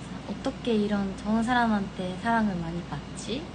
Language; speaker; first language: Korean; non-native, fluent; Japanese